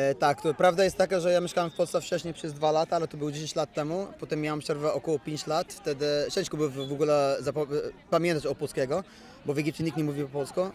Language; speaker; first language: Polish; non-native, fluent; Arabic